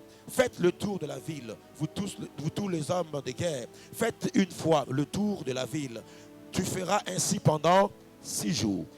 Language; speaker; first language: French; non-native, local second language; Lingala